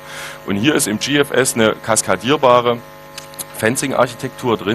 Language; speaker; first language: German; native; German